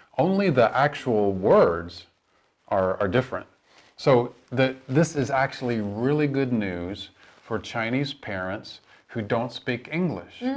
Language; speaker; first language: English; native; English